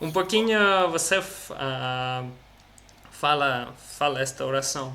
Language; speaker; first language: Portuguese; non-native, learner; Russian